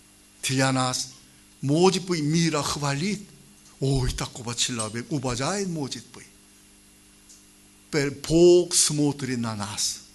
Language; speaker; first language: Russian; non-native, learner; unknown